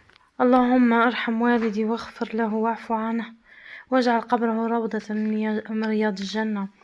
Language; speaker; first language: Arabic; native; Arabic